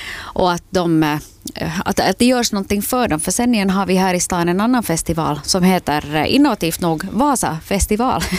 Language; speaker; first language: Swedish; native; Swedish